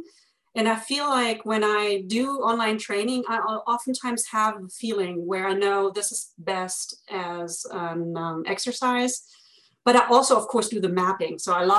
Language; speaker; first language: English; non-native, fluent; German